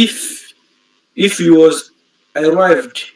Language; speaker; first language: English; non-native, learner; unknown